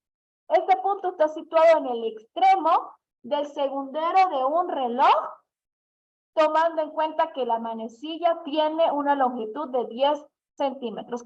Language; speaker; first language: Spanish; native; Spanish